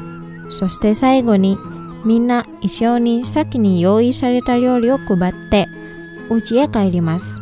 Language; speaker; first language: Japanese; non-native, fluent; Indonesian